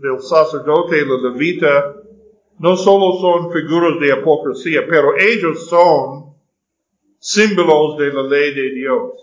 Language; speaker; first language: Spanish; non-native, fluent; English